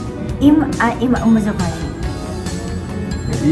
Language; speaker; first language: Japanese; non-native, learner; Filipino